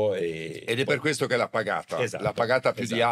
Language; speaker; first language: Italian; native; Italian